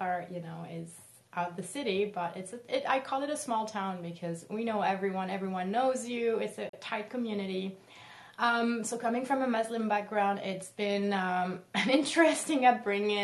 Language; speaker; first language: English; non-native, fluent; French